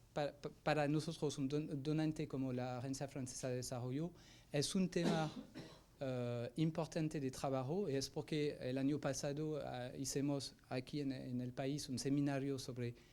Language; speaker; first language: Spanish; non-native, fluent; French